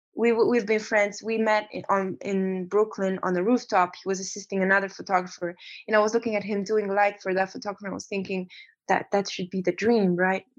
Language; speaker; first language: English; non-native, fluent; Romanian